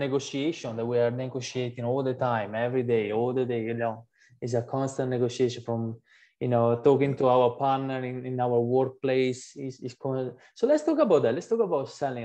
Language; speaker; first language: English; non-native, fluent; Italian